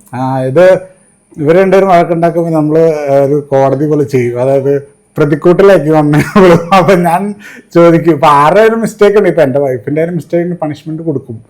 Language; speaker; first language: Malayalam; native; Malayalam